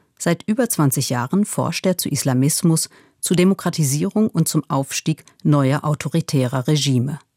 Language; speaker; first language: German; native; German